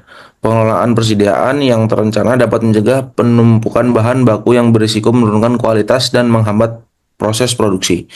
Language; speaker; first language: Indonesian; native; Indonesian